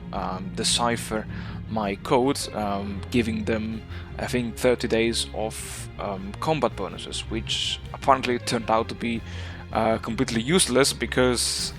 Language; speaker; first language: English; non-native, fluent; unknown